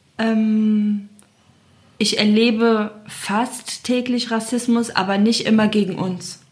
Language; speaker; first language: German; native; German